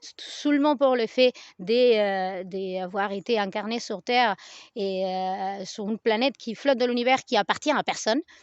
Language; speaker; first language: French; non-native, fluent; Spanish